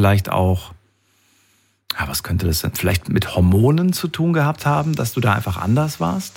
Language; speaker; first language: German; native; German